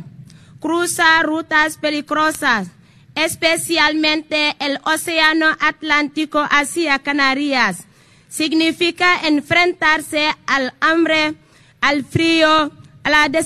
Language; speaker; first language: Spanish; non-native, fluent; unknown